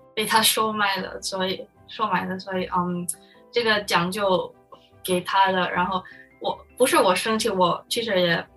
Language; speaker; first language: Chinese; non-native, fluent; Min Nan Chinese